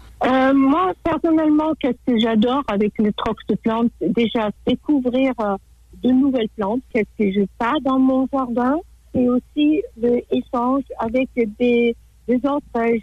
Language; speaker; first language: French; non-native, fluent; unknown